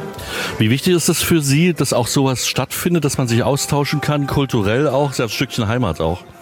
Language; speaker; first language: German; native; German